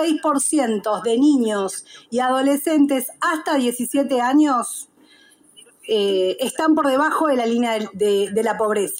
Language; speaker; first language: Spanish; native; Spanish